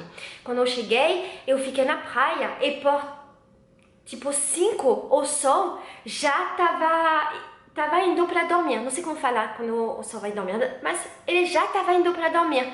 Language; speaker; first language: Portuguese; non-native, learner; French